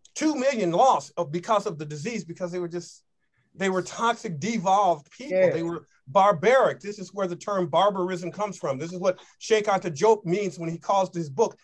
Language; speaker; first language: English; native; English